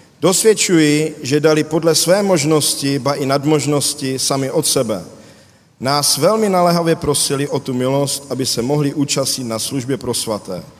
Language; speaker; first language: Czech; native; Czech